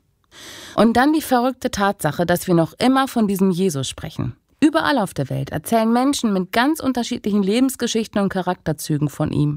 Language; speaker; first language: German; native; German